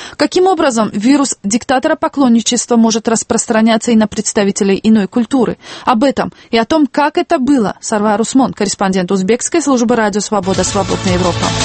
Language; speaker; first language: Russian; non-native, local second language; Tajik